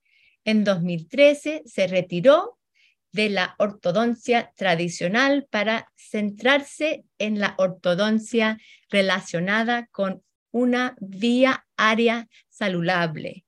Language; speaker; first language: Spanish; early bilingual, heritage; Spanish